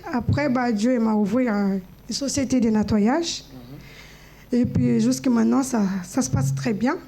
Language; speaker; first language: French; non-native, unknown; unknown